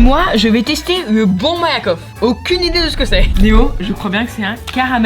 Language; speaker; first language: French; native; French